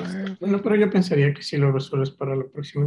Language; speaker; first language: Spanish; native; Spanish